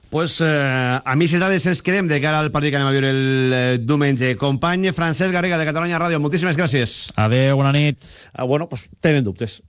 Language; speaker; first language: Catalan; native; Catalan